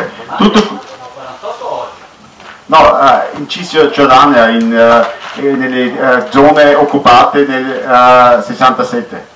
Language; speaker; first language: Italian; non-native, fluent; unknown